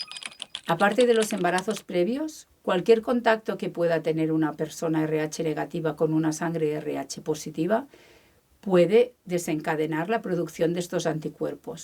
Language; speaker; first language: Spanish; native; Spanish